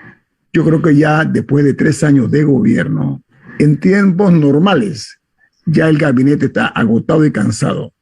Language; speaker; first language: Spanish; native; Spanish